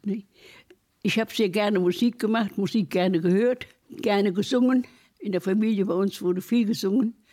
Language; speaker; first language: German; native; German